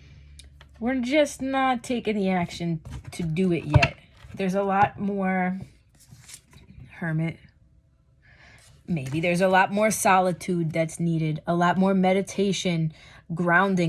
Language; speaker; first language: English; native; English